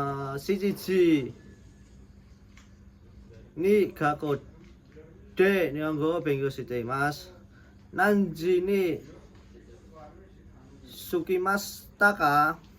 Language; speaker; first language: Japanese; non-native, learner; Indonesian